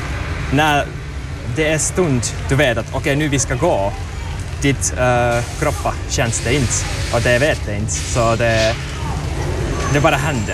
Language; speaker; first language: Swedish; non-native, local second language; Finnish